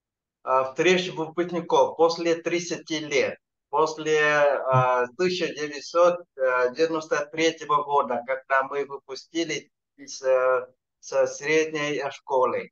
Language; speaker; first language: Russian; non-native, fluent; Vietnamese